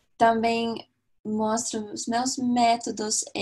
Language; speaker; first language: Portuguese; non-native, fluent; English